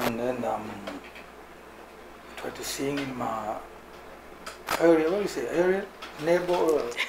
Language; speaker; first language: English; non-native, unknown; Lingala